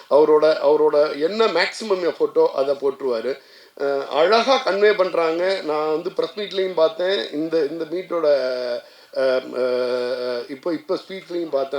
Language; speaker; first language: Tamil; native; Tamil